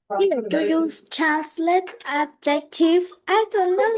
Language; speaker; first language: English; non-native, learner; Vietnamese